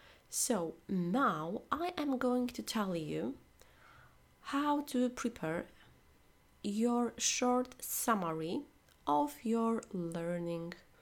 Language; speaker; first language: English; non-native, fluent; Polish